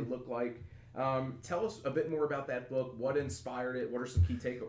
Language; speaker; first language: English; native; English